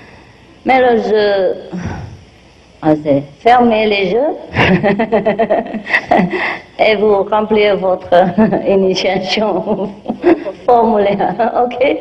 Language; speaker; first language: French; non-native, fluent; Vietnamese